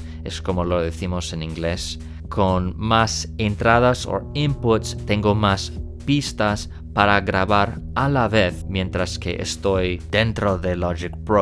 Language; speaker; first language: Spanish; non-native, fluent; English